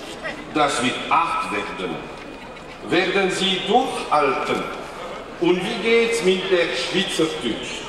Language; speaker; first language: German; non-native, learner; French